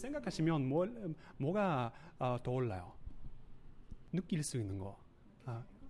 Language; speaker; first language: Korean; non-native, learner; English